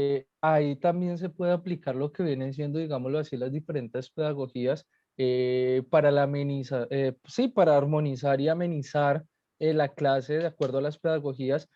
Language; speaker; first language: Spanish; native; Spanish